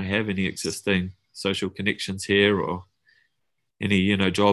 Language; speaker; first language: English; native; English